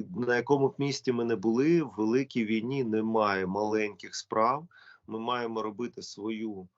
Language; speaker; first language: Ukrainian; non-native, local second language; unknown